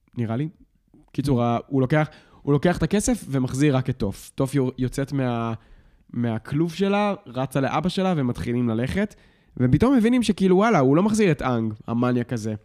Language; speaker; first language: Hebrew; native; Hebrew